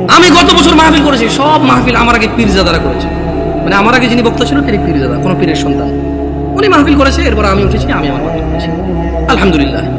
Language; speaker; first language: Bangla; early bilingual, heritage; Bangla